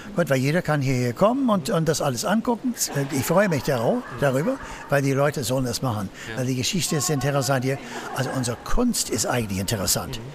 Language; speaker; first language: German; non-native, fluent; English